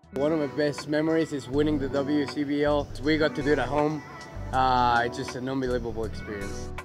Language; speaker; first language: English; non-native, fluent; Spanish